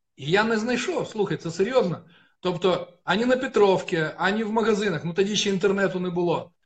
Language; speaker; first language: Ukrainian; non-native, local second language; Russian